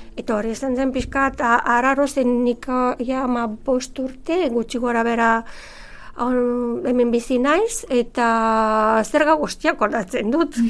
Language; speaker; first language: Basque; non-native, fluent; Bulgarian